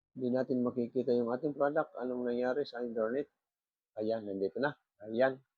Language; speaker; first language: Filipino; non-native, local second language; Bikol